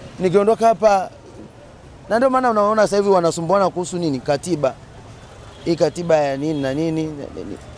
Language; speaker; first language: Swahili; native; Swahili